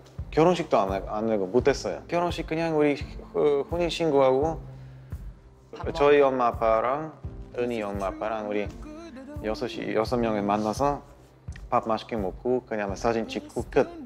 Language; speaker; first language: Korean; non-native, learner; Bulgarian